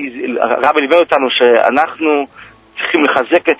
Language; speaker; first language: Hebrew; early bilingual, heritage; Hebrew